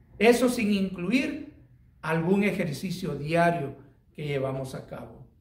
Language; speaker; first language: Spanish; native; Spanish